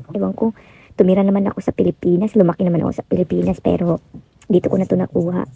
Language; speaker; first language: Filipino; native; Filipino